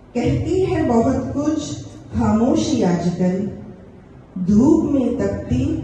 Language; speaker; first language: Hindi; non-native, local second language; Marathi